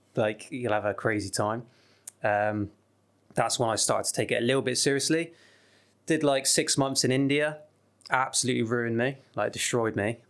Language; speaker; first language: English; native; English